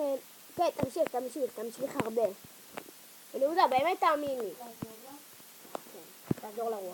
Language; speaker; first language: Hebrew; native; Hebrew